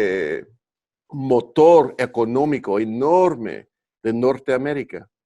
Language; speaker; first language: Spanish; early bilingual, heritage; Spanish